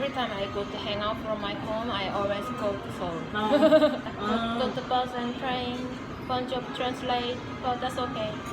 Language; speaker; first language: English; non-native, learner; Korean